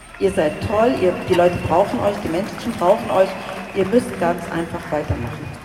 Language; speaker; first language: German; early bilingual, other home language; Turkish